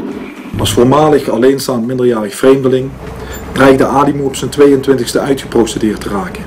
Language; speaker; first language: Dutch; native; Dutch